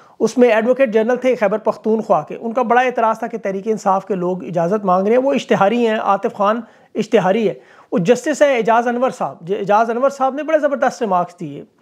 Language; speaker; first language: Urdu; native; Urdu